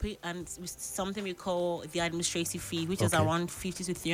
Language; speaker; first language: English; non-native, local second language; Akan